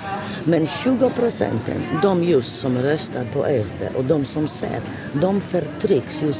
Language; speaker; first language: Swedish; non-native, fluent; Polish